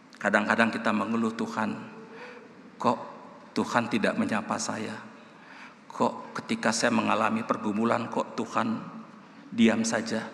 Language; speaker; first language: Indonesian; native; Indonesian